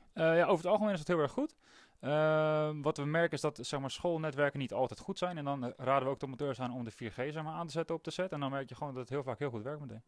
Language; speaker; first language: Dutch; native; Dutch